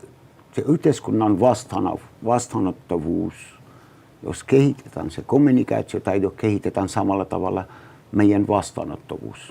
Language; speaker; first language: Finnish; non-native, learner; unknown